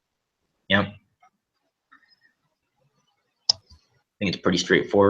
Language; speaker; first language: English; native; English